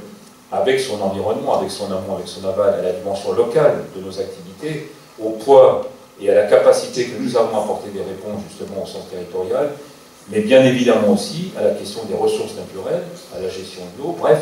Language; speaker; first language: French; native; French